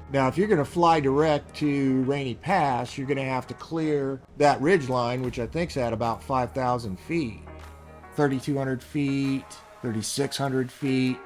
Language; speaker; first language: English; native; English